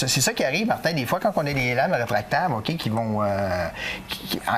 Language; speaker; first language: French; native; French